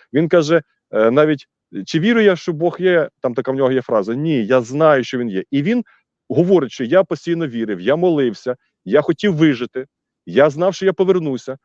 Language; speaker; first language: Ukrainian; native; Ukrainian